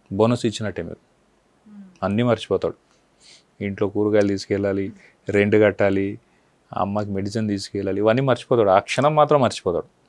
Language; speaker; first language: Telugu; native; Telugu